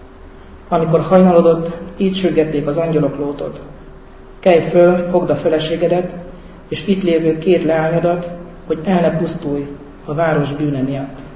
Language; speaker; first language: Hungarian; native; Hungarian